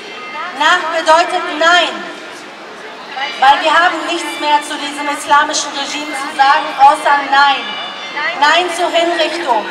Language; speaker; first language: German; non-native, fluent; Persian